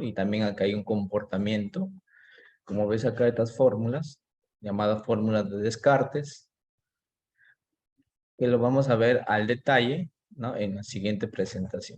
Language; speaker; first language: Spanish; native; Spanish